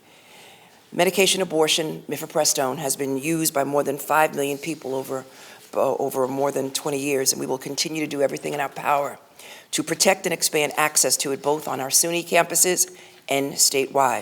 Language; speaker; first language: English; native; English